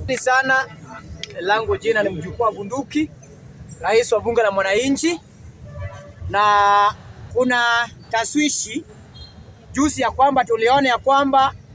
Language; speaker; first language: Swahili; non-native, local second language; Luo (Kenya and Tanzania)